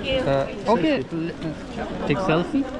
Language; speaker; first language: English; non-native, learner; Hindi